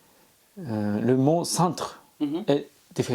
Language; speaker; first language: French; non-native, learner; Japanese